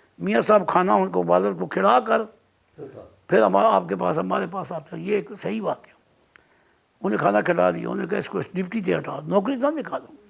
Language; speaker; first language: Urdu; non-native, local second language; Punjabi